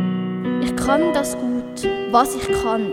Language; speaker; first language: German; non-native, learner; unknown